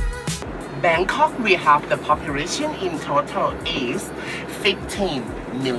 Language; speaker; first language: English; non-native, learner; Thai